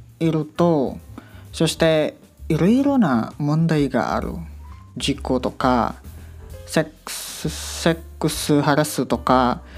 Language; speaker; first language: Japanese; non-native, learner; Indonesian